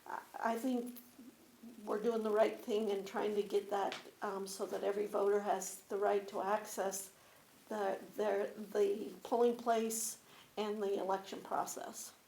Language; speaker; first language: English; native; English